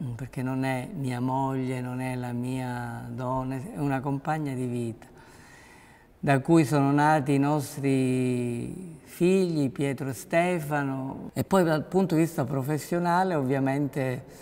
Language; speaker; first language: Italian; native; Italian